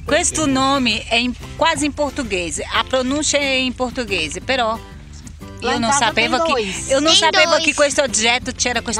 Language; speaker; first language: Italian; non-native, learner; Portuguese